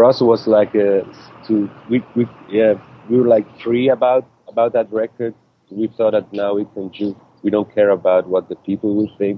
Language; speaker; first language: English; non-native, fluent; Swiss German